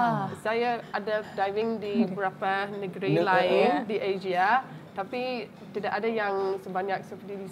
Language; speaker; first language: Indonesian; non-native, fluent; English